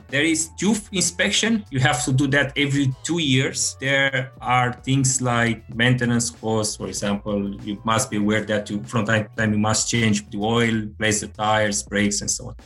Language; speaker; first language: English; non-native, fluent; Romanian